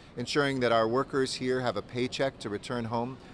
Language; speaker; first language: English; native; English